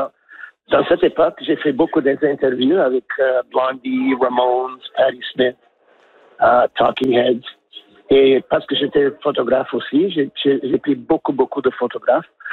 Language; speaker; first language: French; non-native, fluent; English